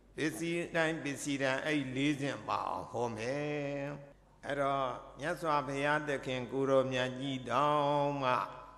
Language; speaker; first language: Burmese; native; Burmese